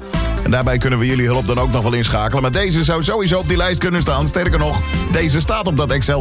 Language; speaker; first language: Dutch; native; Dutch